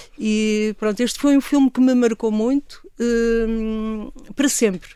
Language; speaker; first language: Portuguese; native; Portuguese